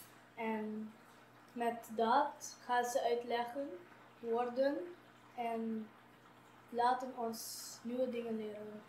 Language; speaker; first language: Dutch; non-native, local second language; Papiamento